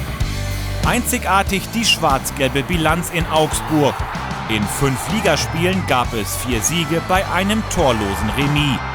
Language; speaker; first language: German; native; German